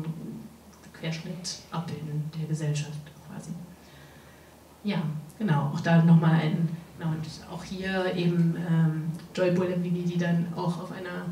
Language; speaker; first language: German; native; German